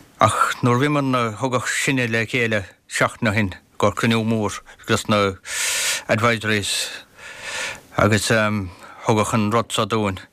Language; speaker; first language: Irish; native; Irish